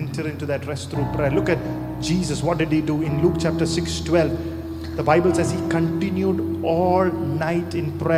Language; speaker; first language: English; non-native, local second language; Malayalam